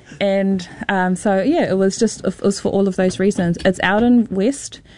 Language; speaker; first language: English; non-native, local second language; Māori